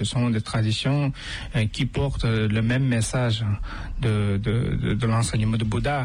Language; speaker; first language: French; non-native, fluent; Tibetan